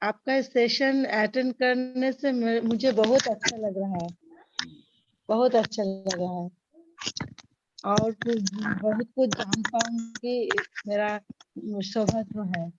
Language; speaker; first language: Hindi; non-native, local second language; Bangla